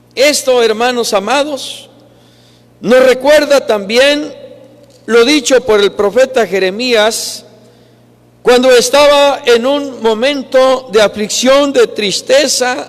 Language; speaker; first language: Spanish; native; Spanish